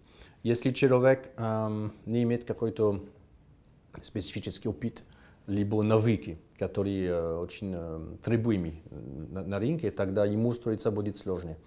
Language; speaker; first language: Russian; non-native, fluent; French